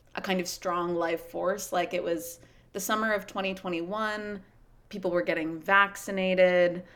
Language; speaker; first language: English; native; English